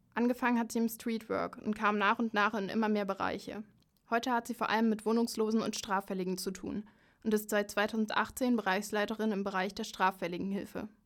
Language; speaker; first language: German; native; German